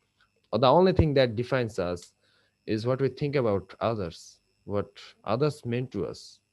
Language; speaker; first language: English; non-native, local second language; Bangla